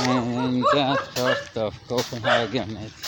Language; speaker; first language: English; non-native, learner; Norwegian